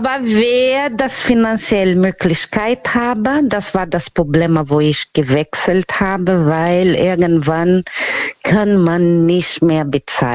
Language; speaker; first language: German; non-native, learner; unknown